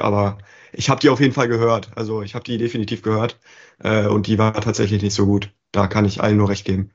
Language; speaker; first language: German; native; German